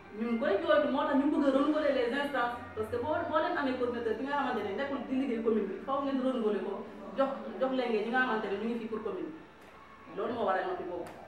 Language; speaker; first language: Wolof; non-native, local second language; Jola-Fonyi